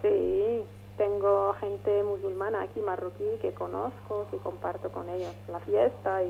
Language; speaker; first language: Spanish; non-native, fluent; Arabic